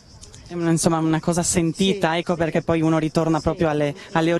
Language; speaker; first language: Italian; native; Italian